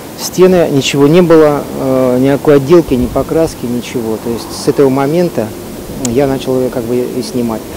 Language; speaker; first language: Russian; native; Russian